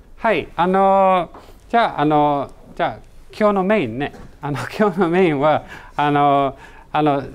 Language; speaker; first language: Japanese; non-native, learner; English